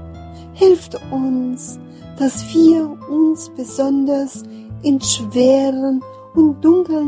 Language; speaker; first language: German; non-native, fluent; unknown